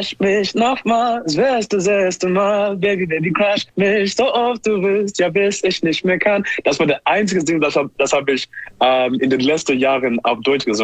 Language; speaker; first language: German; non-native, learner; English